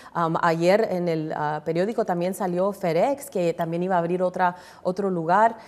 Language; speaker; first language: Spanish; early bilingual, heritage; Spanish